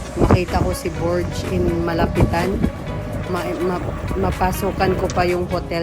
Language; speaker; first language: Filipino; non-native, local second language; Cebuano